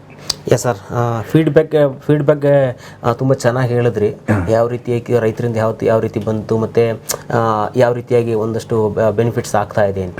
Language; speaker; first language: Kannada; native; Kannada